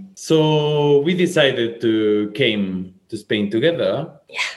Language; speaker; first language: English; non-native, fluent; Spanish